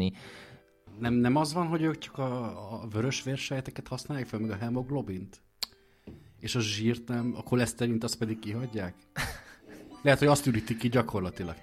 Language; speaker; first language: Hungarian; native; Hungarian